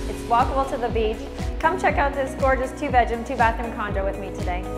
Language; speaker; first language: English; native; English